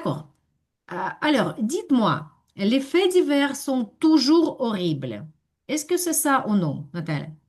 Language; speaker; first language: French; non-native, fluent; Ukrainian